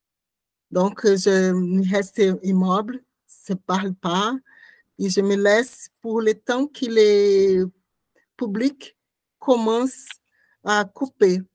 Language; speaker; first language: French; non-native, learner; Portuguese